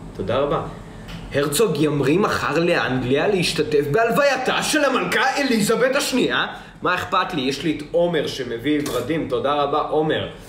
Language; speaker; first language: Hebrew; early bilingual, other home language; Russian